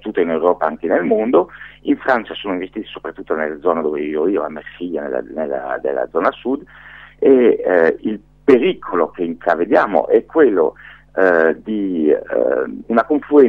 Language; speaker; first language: Italian; non-native, fluent; French